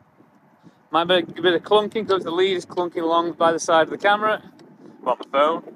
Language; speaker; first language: English; native; English